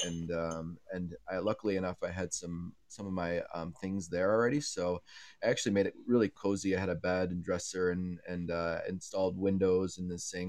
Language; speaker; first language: English; native; English